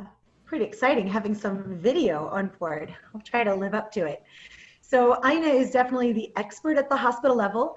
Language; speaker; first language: English; native; English